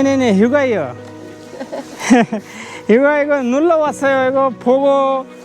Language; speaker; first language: Korean; non-native, learner; Bangla